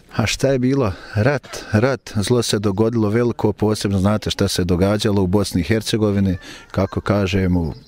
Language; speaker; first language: Croatian; native; Croatian